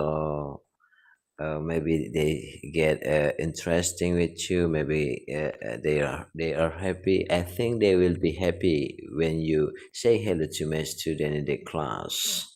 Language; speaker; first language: English; non-native, learner; Indonesian